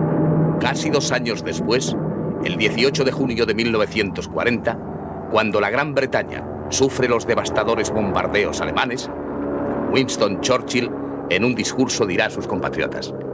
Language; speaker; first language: Spanish; native; Spanish